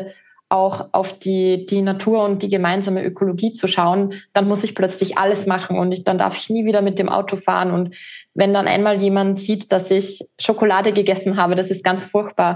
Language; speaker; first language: German; native; German